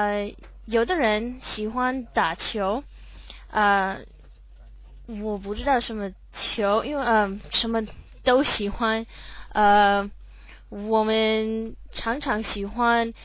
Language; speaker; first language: Chinese; non-native, learner; English